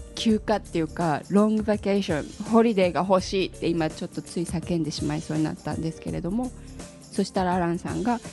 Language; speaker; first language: Japanese; native; Japanese